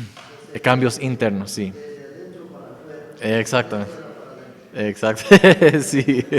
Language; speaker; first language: Spanish; non-native, fluent; English